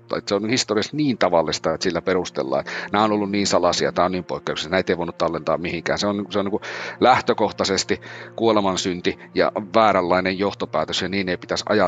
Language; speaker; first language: Finnish; native; Finnish